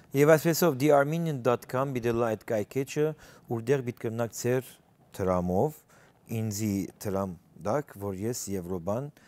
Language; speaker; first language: Armenian; early bilingual, heritage; Armenian